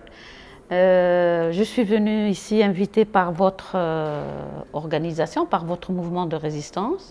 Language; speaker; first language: French; non-native, local second language; Arabic